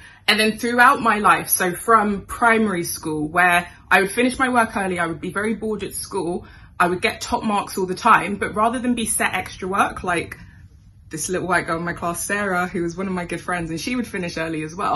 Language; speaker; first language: English; native; English